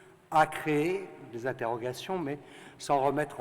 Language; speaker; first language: French; native; French